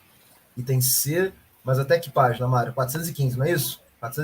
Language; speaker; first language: Portuguese; native; Portuguese